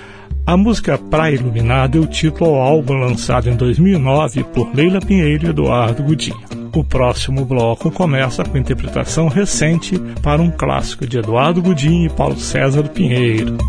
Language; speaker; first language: Portuguese; native; Portuguese